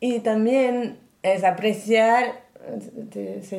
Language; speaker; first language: Spanish; non-native, learner; French